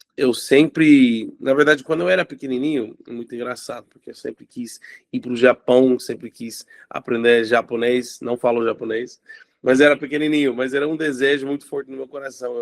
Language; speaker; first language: Portuguese; non-native, fluent; English